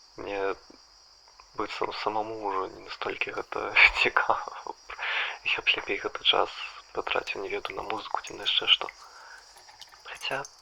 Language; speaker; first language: Belarusian; non-native, local second language; Russian